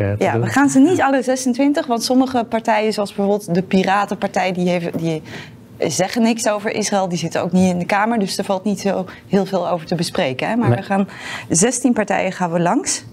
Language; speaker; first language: Dutch; native; Dutch